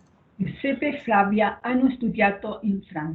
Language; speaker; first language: Italian; non-native, learner; Spanish